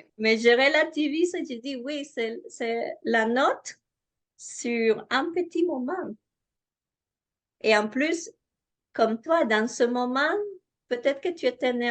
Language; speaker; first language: French; non-native, fluent; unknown